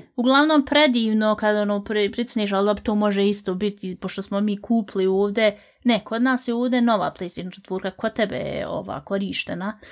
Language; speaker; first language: Bosnian; native; Bosnian